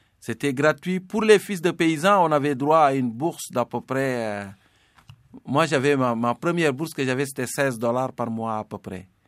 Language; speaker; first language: French; non-native, local second language; Serer